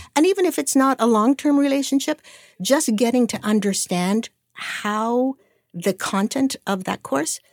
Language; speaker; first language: English; native; English